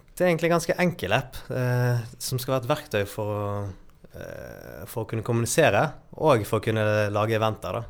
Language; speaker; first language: Norwegian; early bilingual, other home language; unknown